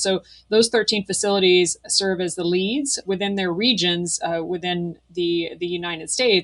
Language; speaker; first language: English; native; English